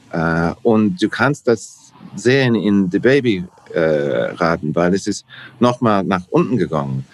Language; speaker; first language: German; non-native, learner; English